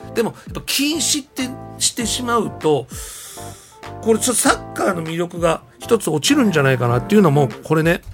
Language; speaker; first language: Japanese; native; Japanese